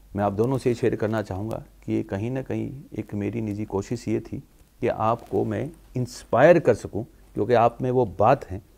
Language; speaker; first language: Hindi; native; Hindi